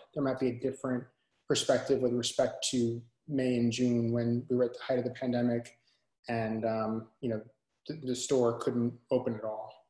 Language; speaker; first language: English; native; English